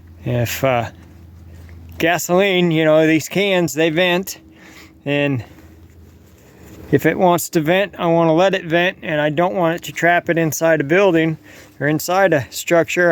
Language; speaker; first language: English; native; English